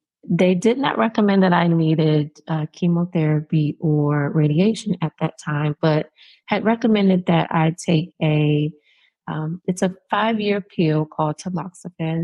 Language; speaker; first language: English; native; English